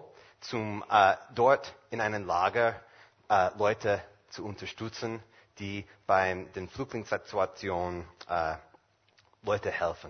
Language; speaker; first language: German; non-native, fluent; English